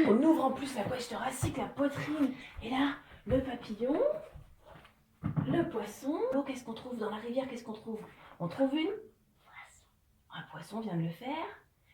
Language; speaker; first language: French; native; French